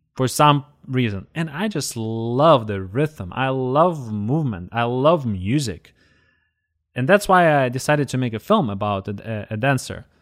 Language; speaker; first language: English; non-native, fluent; Russian